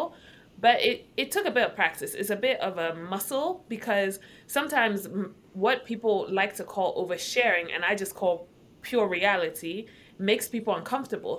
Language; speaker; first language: English; non-native, local second language; Akan